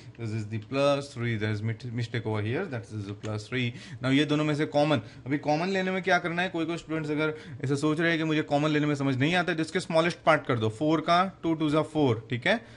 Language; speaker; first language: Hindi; non-native, local second language; Gujarati